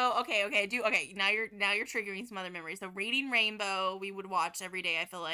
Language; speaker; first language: English; native; English